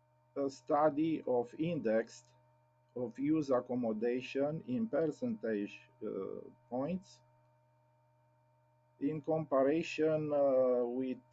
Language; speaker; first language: English; non-native, learner; Romanian